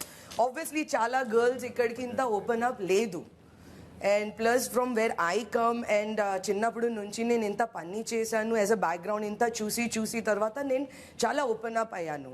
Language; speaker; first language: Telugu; non-native, fluent; Hindi